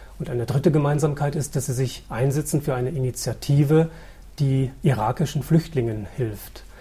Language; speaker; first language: German; native; German